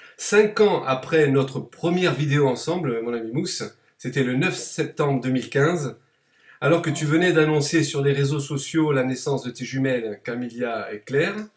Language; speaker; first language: French; native; French